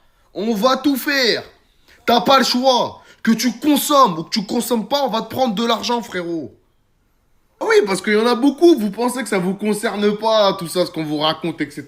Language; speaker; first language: French; native; French